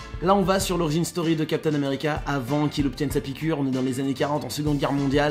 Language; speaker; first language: French; native; French